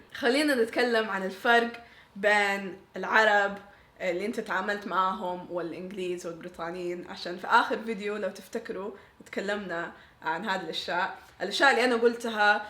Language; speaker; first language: Arabic; native; Arabic